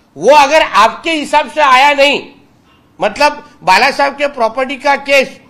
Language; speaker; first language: Hindi; non-native, local second language; Marathi